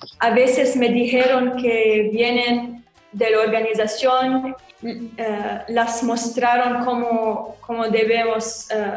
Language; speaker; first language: Spanish; non-native, learner; Arabic